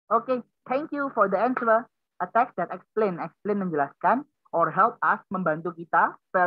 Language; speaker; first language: English; non-native, learner; Indonesian